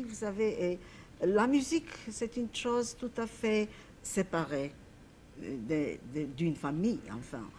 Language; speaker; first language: French; non-native, fluent; Polish